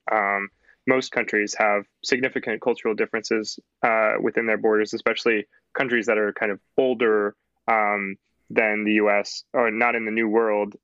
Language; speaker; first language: English; native; English